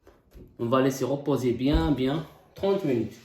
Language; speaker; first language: French; non-native, local second language; Arabic